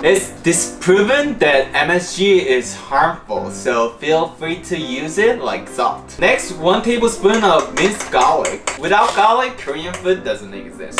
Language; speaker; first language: English; non-native, fluent; Korean